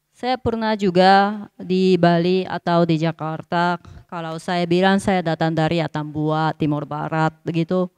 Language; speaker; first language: Indonesian; non-native, fluent; Japanese